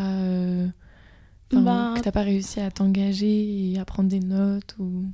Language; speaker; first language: French; native; French